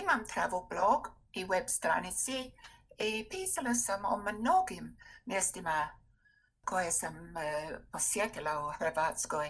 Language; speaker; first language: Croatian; non-native, fluent; English